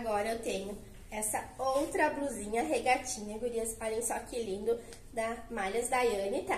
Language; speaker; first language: Portuguese; native; Portuguese